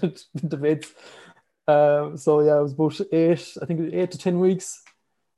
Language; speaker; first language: English; native; English